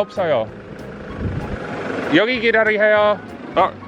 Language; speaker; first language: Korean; non-native, learner; English